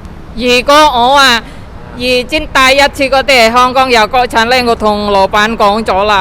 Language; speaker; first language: Cantonese; non-native, fluent; Indonesian